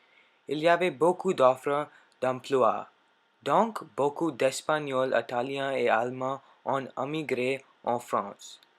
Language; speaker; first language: French; non-native, learner; English